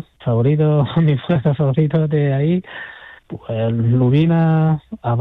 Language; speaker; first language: Spanish; non-native, fluent; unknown